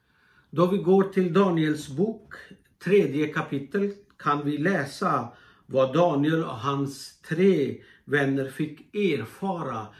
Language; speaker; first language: Swedish; non-native, fluent; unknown